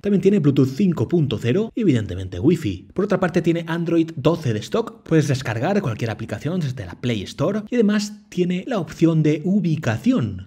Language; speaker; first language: Spanish; native; Spanish